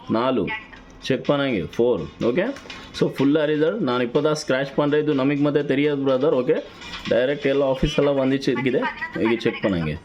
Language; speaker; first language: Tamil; non-native, learner; Kannada